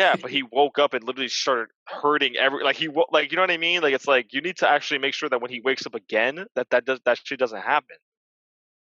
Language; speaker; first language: English; native; English